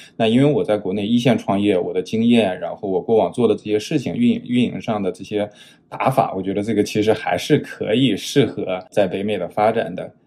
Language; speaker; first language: Chinese; native; Chinese